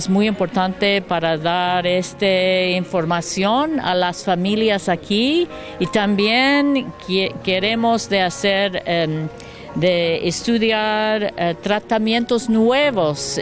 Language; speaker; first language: Spanish; non-native, learner; English